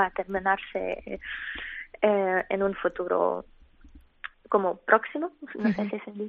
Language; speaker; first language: Spanish; non-native, fluent; Ukrainian